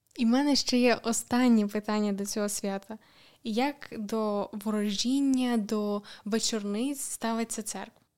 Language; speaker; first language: Ukrainian; native; Ukrainian